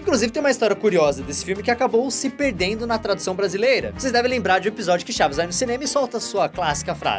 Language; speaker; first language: Portuguese; native; Portuguese